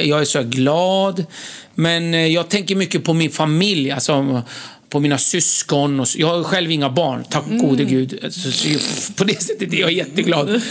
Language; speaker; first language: Swedish; early bilingual, other home language; Kurdish